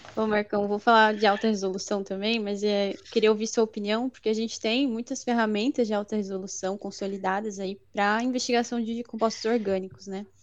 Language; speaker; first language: Portuguese; native; Portuguese